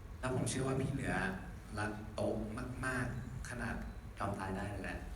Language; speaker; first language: Thai; native; Thai